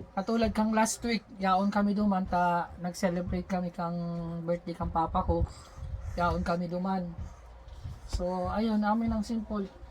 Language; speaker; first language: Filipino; non-native, local second language; Bikol